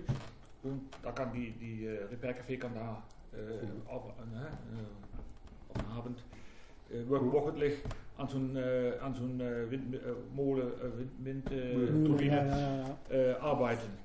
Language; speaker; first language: Dutch; native; Dutch